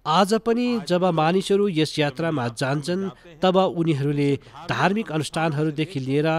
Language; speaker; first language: Nepali; native; Nepali